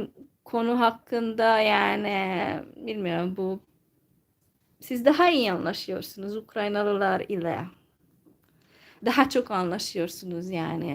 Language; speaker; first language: Turkish; non-native, fluent; Hungarian